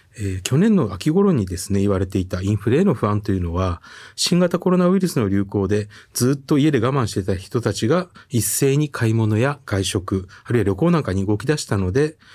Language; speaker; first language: Japanese; native; Japanese